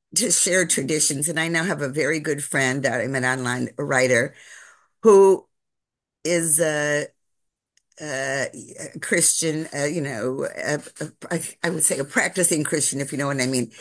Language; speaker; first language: English; native; English